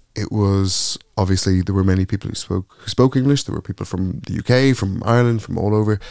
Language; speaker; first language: English; native; English